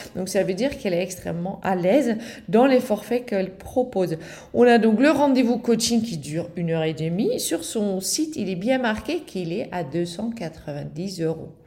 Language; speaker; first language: French; non-native, fluent; Dutch